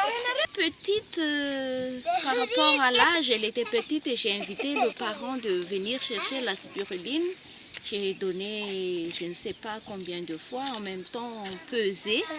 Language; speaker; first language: French; non-native, local second language; Malagasy